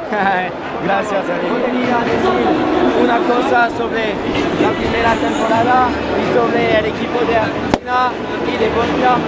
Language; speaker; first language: Spanish; non-native, learner; French